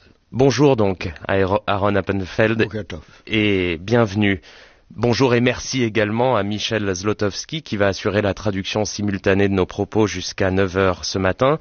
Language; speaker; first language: French; native; French